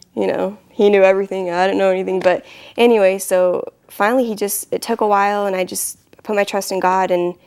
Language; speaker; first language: English; native; English